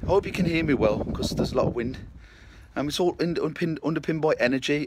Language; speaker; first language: English; native; English